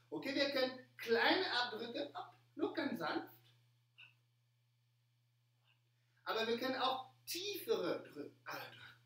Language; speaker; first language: German; non-native, fluent; French